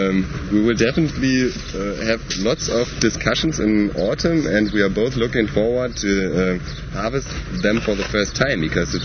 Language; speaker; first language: English; non-native, fluent; German